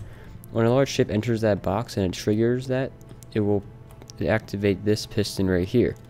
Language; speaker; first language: English; native; English